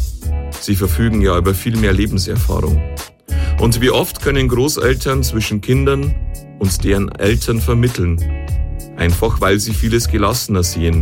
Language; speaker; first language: German; native; German